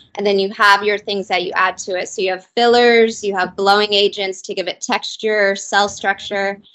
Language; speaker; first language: English; native; English